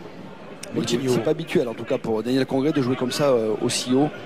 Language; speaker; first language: French; native; French